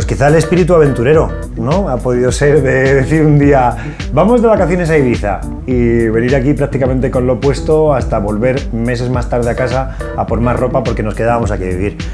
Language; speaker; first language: Spanish; native; Spanish